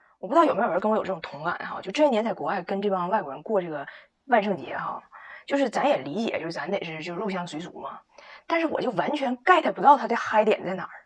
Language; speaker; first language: Chinese; native; Chinese